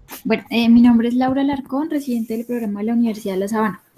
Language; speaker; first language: Spanish; native; Spanish